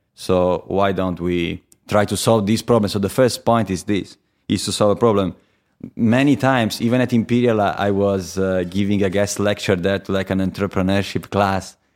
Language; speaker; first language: English; non-native, fluent; Italian